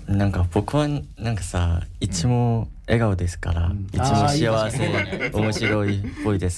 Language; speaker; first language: Japanese; non-native, learner; Korean